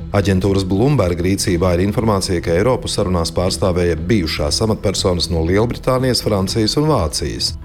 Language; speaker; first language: Latvian; native; Latvian